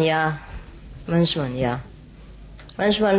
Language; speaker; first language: German; non-native, fluent; Vietnamese